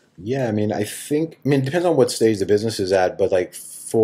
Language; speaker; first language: English; native; English